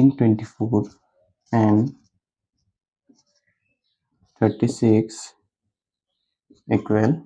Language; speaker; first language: English; non-native, local second language; Hindi